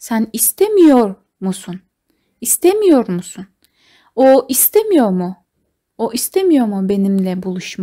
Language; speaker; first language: Turkish; non-native, fluent; Kazakh